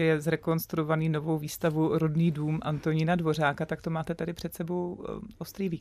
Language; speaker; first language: Czech; native; Czech